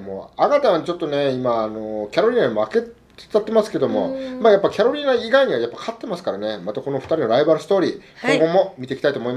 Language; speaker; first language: Japanese; native; Japanese